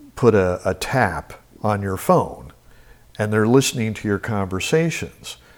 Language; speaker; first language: English; native; English